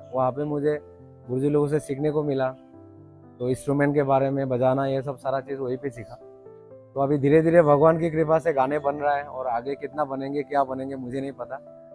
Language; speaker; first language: Hindi; non-native, local second language; Bangla